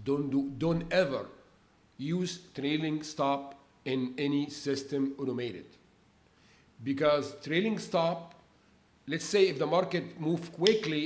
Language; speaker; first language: English; non-native, fluent; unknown